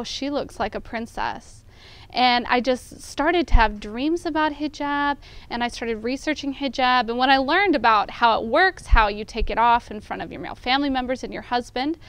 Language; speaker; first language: English; native; English